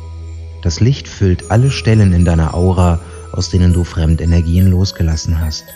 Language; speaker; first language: German; native; German